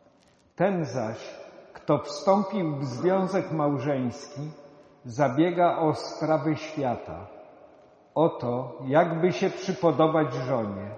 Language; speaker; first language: Polish; native; Polish